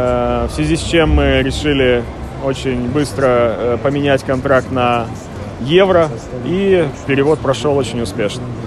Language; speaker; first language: Russian; native; Russian